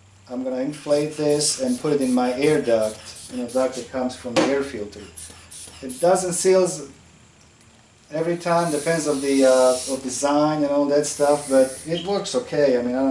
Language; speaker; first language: English; non-native, fluent; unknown